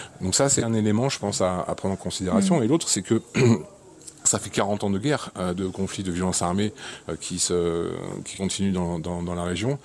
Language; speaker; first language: French; native; French